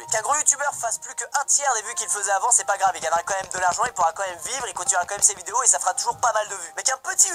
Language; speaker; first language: French; native; French